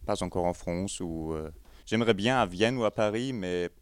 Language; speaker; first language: French; non-native, fluent; German